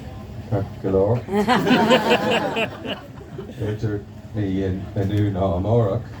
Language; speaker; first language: Irish; non-native, local second language; English